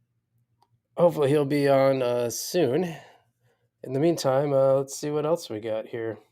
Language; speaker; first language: English; native; English